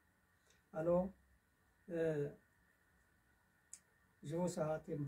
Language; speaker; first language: French; non-native, learner; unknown